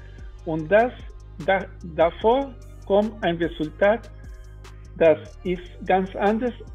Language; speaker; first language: German; non-native, learner; Spanish